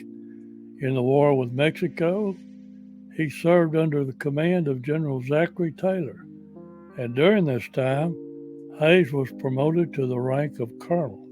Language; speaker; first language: English; native; English